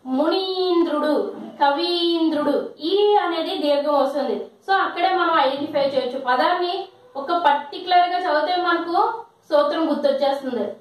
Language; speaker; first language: Telugu; non-native, local second language; Lambadi